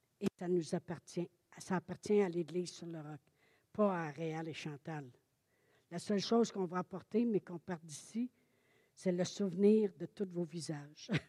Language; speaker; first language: French; native; French